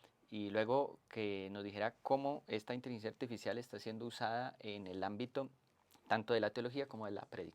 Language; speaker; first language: Spanish; native; Spanish